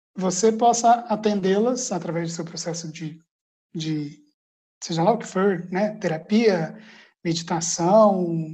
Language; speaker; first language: Portuguese; early bilingual, other home language; Arabic